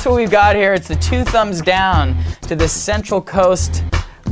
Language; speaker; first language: English; native; English